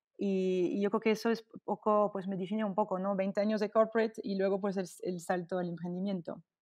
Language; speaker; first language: Spanish; non-native, fluent; French